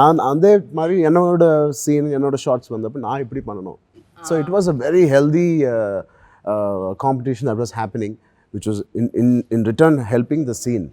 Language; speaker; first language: Tamil; non-native, fluent; Telugu